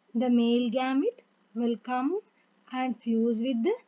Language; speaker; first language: English; non-native, local second language; Kannada